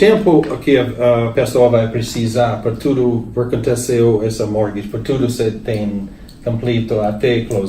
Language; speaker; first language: Portuguese; non-native, learner; English